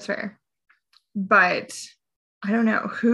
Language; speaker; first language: English; native; English